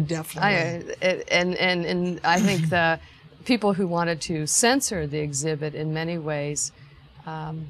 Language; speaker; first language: English; native; English